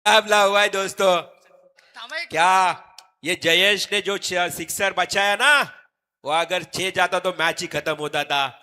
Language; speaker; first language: Hindi; non-native, local second language; Marathi